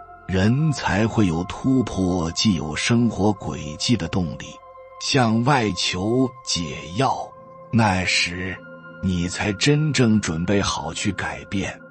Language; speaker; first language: Chinese; native; Chinese